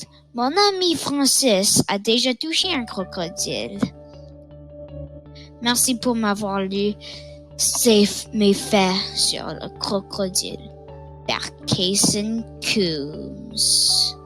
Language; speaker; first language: French; non-native, local second language; English